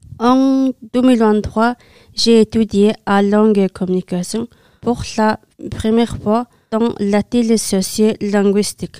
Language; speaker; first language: French; non-native, learner; Mongolian